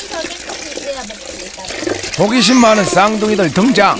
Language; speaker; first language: Korean; native; Korean